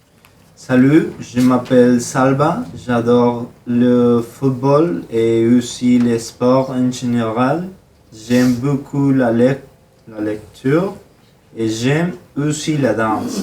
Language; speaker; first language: French; non-native, learner; Spanish